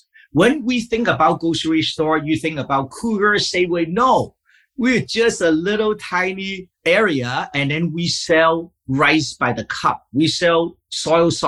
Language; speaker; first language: English; non-native, fluent; Vietnamese